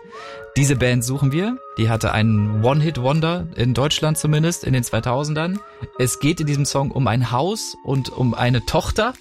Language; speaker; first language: German; native; German